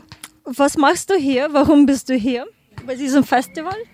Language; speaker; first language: German; non-native, learner; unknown